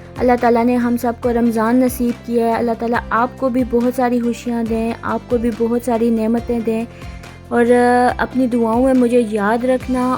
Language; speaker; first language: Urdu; native; Urdu